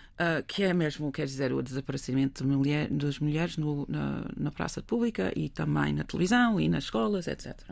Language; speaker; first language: Portuguese; non-native, fluent; English